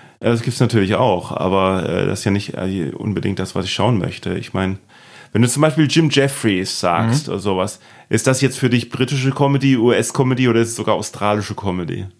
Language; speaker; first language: German; native; German